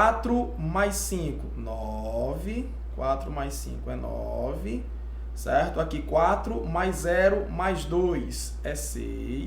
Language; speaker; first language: Portuguese; native; Portuguese